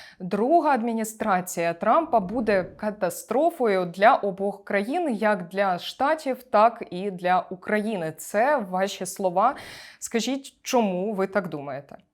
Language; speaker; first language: Ukrainian; native; Ukrainian